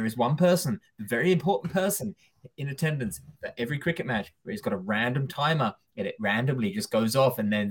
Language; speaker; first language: English; native; English